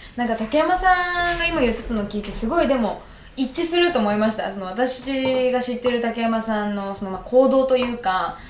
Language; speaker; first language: Japanese; native; Japanese